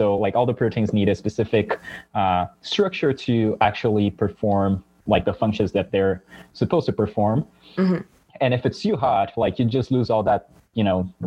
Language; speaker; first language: English; non-native, fluent; Portuguese